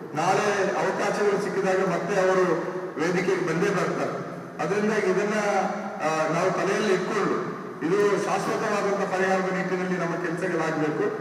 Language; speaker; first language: Kannada; non-native, local second language; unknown